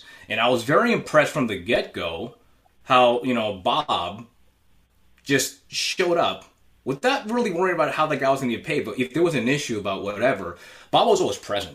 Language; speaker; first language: English; native; English